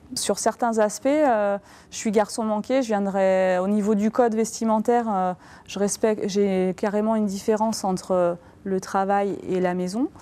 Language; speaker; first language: French; native; French